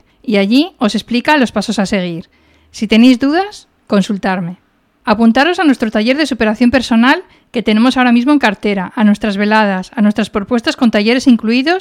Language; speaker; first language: Spanish; native; Spanish